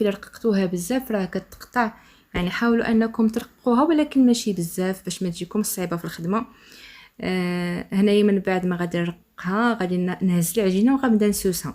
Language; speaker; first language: Arabic; native; Arabic